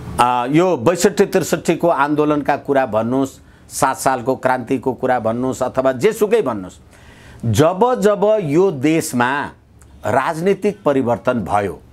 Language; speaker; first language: Nepali; native; Nepali